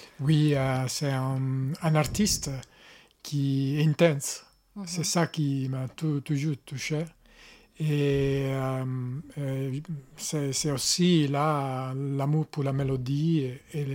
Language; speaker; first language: French; non-native, learner; Italian